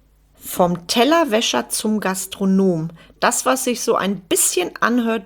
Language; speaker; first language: German; native; German